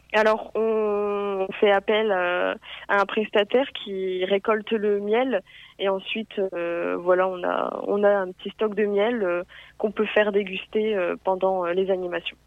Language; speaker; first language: French; native; French